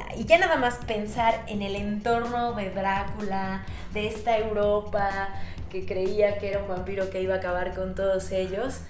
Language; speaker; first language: Spanish; native; Spanish